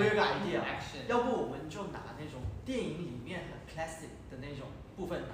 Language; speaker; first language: Chinese; native; Chinese